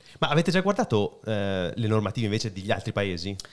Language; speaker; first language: Italian; native; Italian